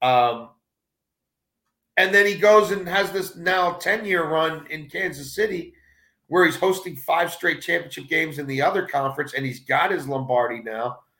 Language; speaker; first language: English; native; English